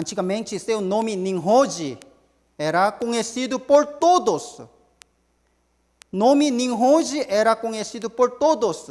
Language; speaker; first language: Portuguese; non-native, learner; Korean